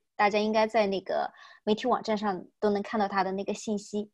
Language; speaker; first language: Chinese; native; Chinese